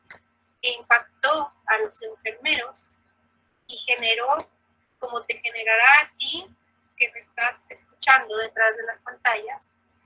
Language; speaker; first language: Spanish; native; Spanish